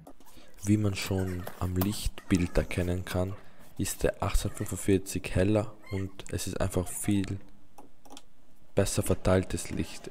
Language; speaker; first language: German; native; German